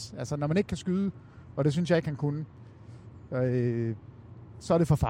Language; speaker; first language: Danish; native; Danish